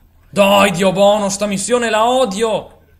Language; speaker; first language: Italian; native; Italian